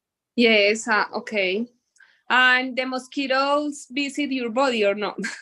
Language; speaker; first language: English; non-native, learner; Spanish